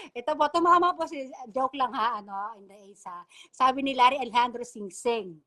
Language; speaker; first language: Filipino; non-native, local second language; Bikol